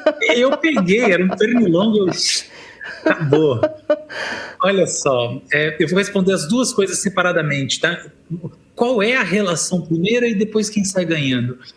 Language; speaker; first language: Portuguese; native; Portuguese